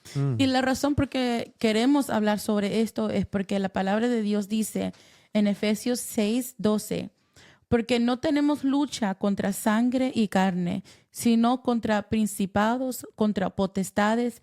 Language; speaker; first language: Spanish; early bilingual, heritage; Spanish